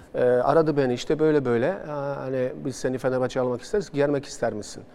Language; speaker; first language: Turkish; non-native, fluent; Bosnian